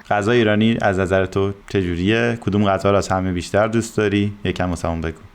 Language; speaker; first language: Persian; native; Persian